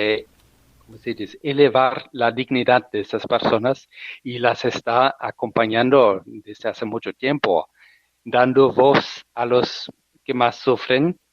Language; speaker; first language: Spanish; non-native, fluent; German